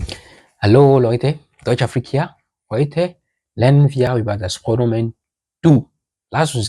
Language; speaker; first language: German; non-native, fluent; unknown